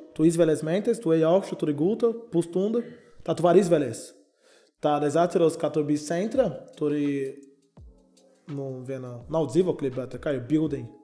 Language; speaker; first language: Latvian; non-native, learner; Portuguese